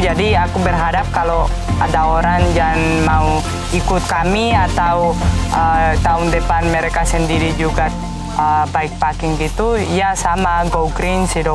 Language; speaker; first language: Indonesian; non-native, fluent; Spanish